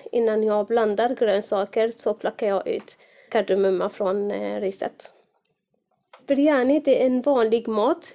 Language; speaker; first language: Swedish; non-native, fluent; Arabic